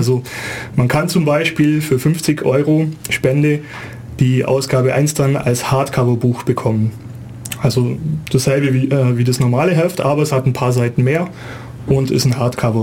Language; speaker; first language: German; native; German